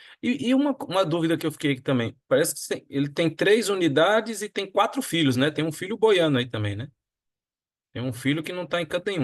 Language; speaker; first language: Portuguese; native; Portuguese